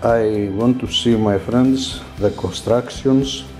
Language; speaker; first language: English; non-native, learner; Greek